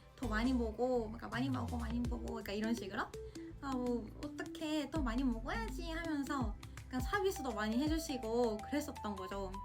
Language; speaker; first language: Korean; non-native, fluent; Japanese